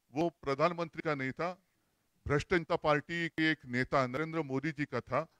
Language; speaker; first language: Hindi; non-native, local second language; Marathi